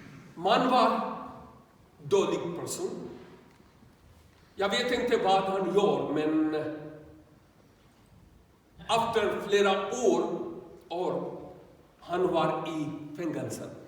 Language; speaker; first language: Swedish; non-native, learner; Urdu